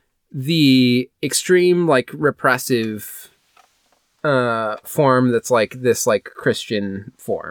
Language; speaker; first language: English; native; English